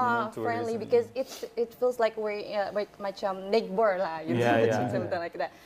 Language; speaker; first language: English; non-native, fluent; Indonesian